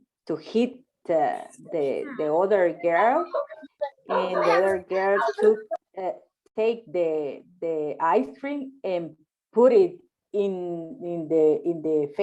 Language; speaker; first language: English; non-native, learner; Spanish